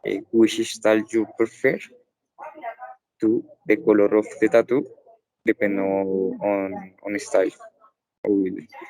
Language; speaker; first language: English; non-native, learner; Spanish